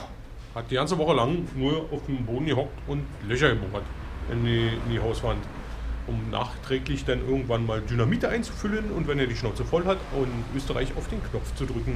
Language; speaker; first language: German; native; German